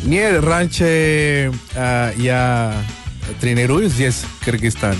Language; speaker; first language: Russian; non-native, learner; Spanish